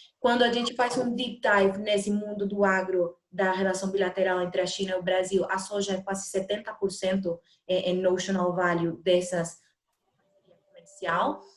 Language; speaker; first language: Portuguese; non-native, fluent; Spanish